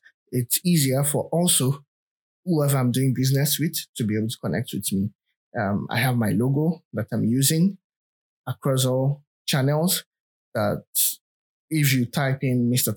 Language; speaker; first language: English; non-native, local second language; Yoruba